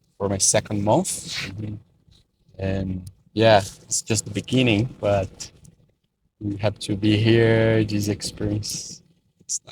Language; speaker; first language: English; non-native, fluent; Portuguese